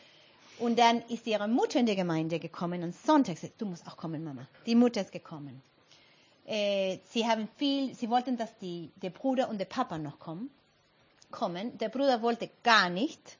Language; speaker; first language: German; non-native, fluent; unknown